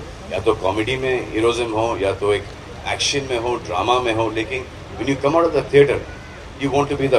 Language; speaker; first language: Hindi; native; Hindi